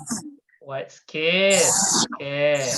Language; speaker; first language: English; non-native, fluent; Indonesian